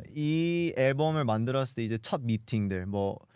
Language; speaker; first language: Korean; early bilingual, other home language; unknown